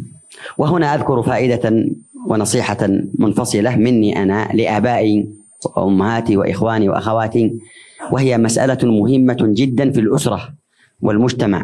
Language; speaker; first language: Arabic; native; Arabic